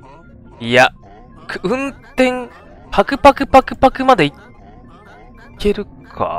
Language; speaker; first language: Japanese; native; Japanese